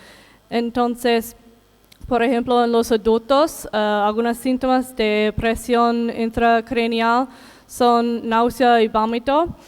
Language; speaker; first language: Spanish; non-native, fluent; English